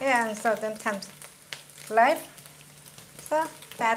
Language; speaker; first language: German; non-native, learner; Thai